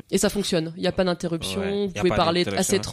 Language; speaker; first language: French; native; French